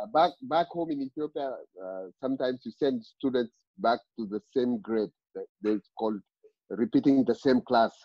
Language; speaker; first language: English; non-native, fluent; Amharic